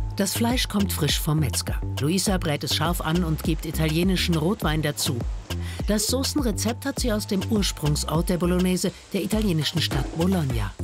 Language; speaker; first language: German; native; German